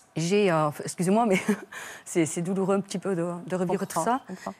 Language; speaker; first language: French; native; French